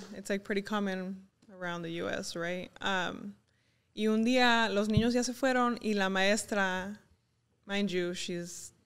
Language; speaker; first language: English; early bilingual, other home language; Spanish